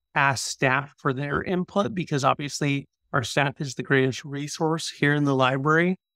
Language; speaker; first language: English; native; English